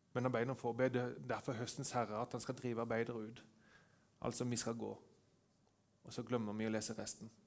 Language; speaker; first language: Norwegian; native; Norwegian